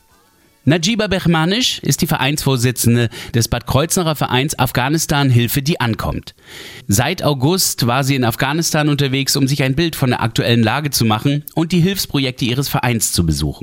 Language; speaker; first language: German; native; German